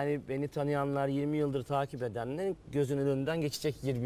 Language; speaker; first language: Turkish; native; Turkish